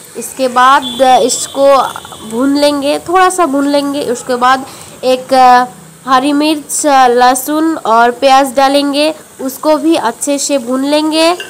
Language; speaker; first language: Hindi; non-native, local second language; Bangla